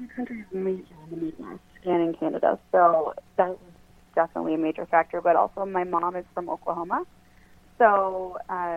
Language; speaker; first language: English; native; English